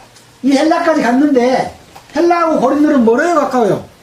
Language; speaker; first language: Korean; native; Korean